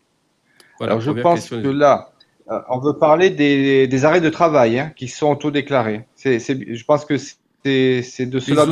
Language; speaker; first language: French; native; French